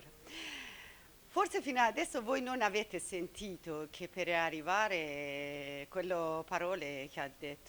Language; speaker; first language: Italian; non-native, learner; Persian